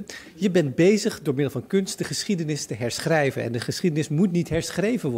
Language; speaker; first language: Dutch; native; Dutch